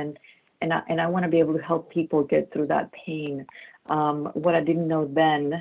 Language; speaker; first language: English; non-native, fluent; Greek